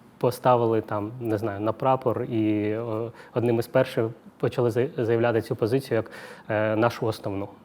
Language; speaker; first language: Ukrainian; non-native, local second language; Russian